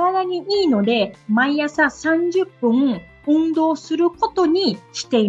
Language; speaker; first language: Japanese; non-native, fluent; Portuguese